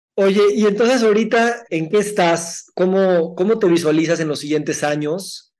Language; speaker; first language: Spanish; native; Spanish